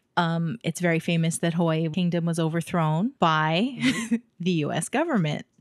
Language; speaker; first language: English; native; English